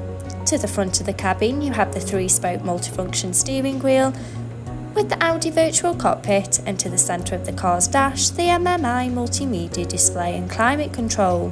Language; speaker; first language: English; native; English